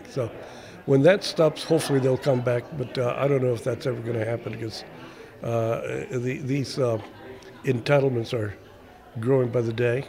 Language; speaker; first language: English; early bilingual, other home language; Spanish